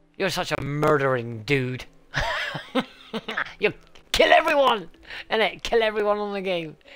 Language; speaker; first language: English; native; English